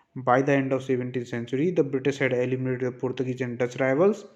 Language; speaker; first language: English; non-native, local second language; Hindi